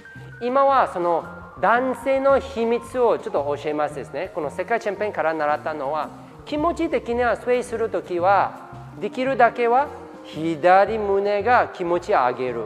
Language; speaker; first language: Japanese; non-native, fluent; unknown